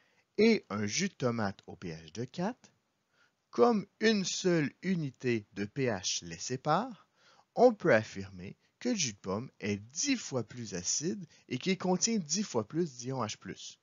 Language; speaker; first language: French; native; French